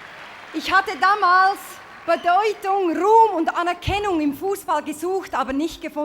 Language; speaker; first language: German; native; German